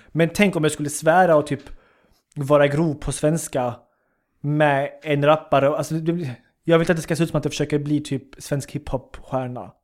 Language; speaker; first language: Swedish; early bilingual, other home language; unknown